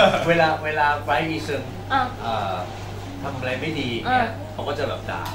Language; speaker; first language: Chinese; non-native, learner; Thai